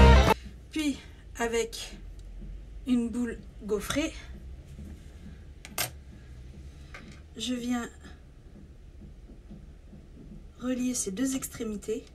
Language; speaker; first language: French; native; French